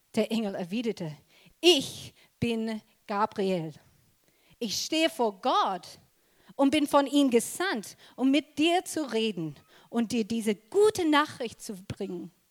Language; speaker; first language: German; non-native, fluent; English